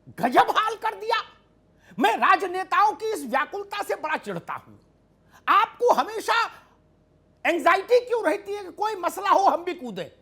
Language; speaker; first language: Hindi; native; Hindi